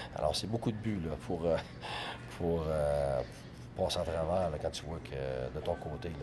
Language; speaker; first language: French; native; French